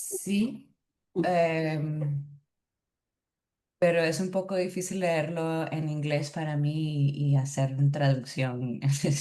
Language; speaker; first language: Spanish; early bilingual, heritage; Spanish